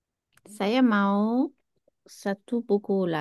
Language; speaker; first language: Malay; non-native, learner; German